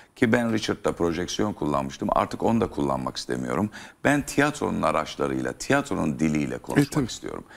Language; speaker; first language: Turkish; native; Turkish